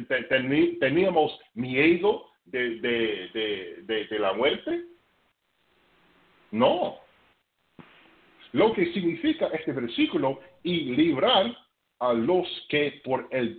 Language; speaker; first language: Spanish; non-native, fluent; English